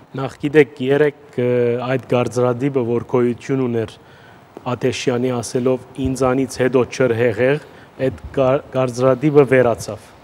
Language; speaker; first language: Armenian; early bilingual, heritage; Armenian